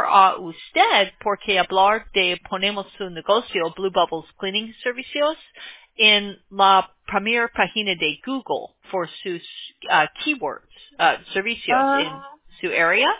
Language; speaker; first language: Spanish; non-native, learner; English